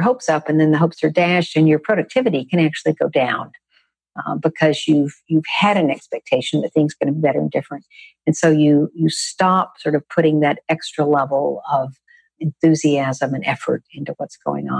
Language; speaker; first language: English; native; English